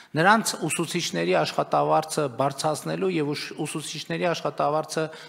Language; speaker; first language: Armenian; native; Armenian